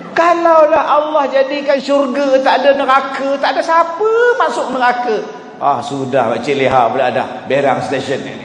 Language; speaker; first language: Malay; native; Malay